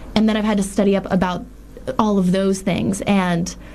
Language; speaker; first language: English; native; English